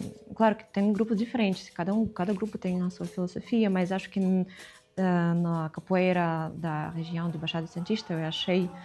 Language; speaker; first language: Portuguese; non-native, fluent; Russian